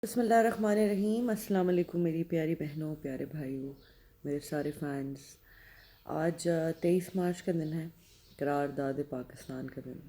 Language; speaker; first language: Urdu; native; Urdu